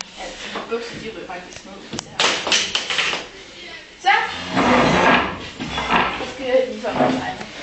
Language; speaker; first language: Danish; native; Danish